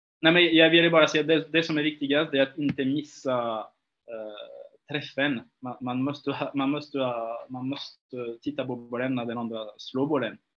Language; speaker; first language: Swedish; non-native, fluent; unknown